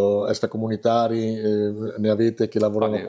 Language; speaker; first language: Italian; native; Italian